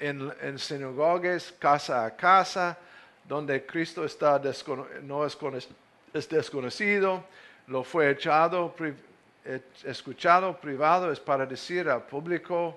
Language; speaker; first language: Spanish; non-native, fluent; English